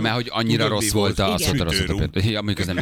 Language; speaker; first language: Hungarian; native; Hungarian